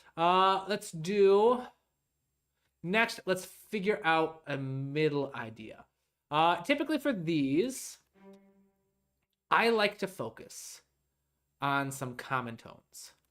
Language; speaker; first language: English; native; English